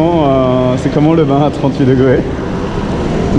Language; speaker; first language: French; native; French